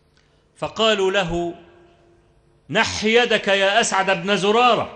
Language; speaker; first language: Arabic; native; Arabic